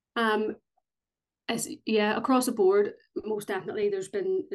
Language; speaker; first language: English; native; English